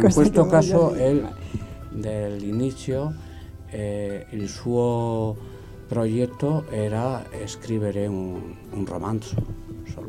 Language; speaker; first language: Italian; non-native, learner; Spanish